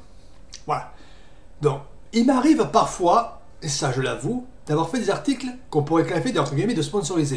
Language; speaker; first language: French; native; French